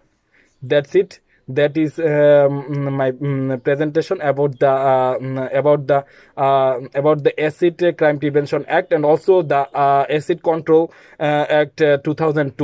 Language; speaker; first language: English; non-native, learner; Bangla